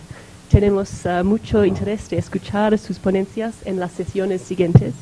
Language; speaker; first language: Spanish; non-native, fluent; English